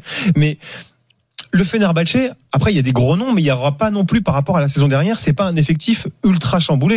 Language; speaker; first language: French; native; French